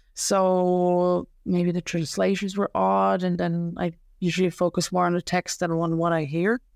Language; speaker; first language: English; non-native, fluent; Serbian